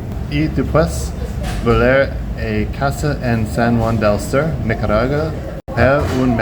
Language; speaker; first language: Spanish; non-native, learner; English